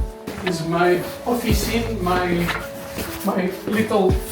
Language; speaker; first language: English; non-native, learner; Portuguese